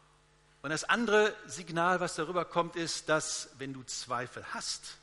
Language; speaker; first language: German; native; German